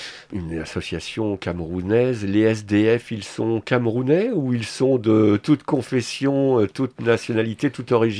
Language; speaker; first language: French; native; French